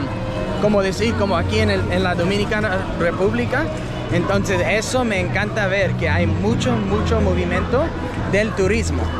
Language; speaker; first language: Spanish; non-native, fluent; English